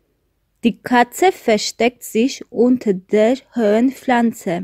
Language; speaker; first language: German; non-native, fluent; Armenian